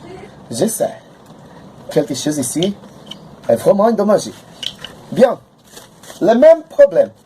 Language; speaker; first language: French; non-native, learner; Portuguese